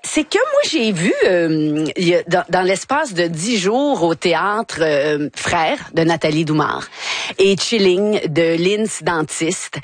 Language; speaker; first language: French; native; French